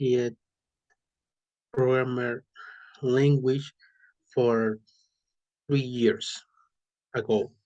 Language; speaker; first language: English; non-native, learner; Spanish